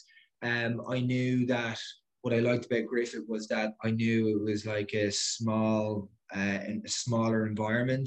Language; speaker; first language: English; native; English